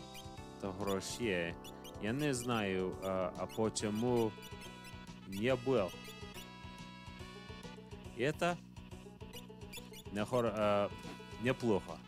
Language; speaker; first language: Russian; non-native, learner; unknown